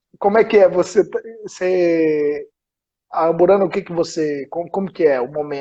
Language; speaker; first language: Portuguese; native; Portuguese